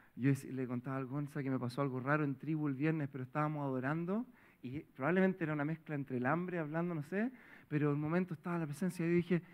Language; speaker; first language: Spanish; native; Spanish